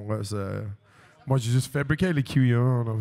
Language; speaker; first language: French; non-native, learner; English